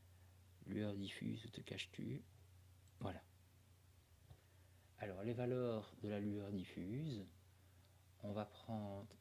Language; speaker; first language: French; native; French